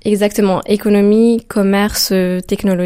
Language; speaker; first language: French; non-native, local second language; Arabic